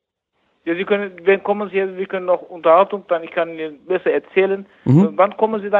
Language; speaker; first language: German; non-native, learner; Turkish